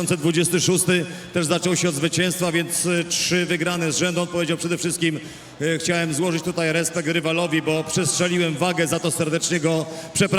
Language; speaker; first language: Polish; native; Polish